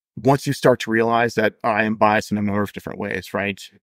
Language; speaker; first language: English; native; English